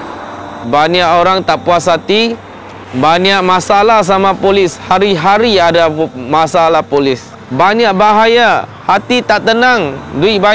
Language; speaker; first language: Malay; non-native, local second language; Min Nan Chinese